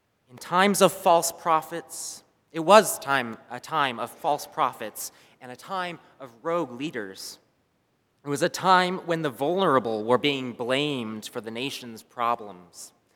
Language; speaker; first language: English; native; English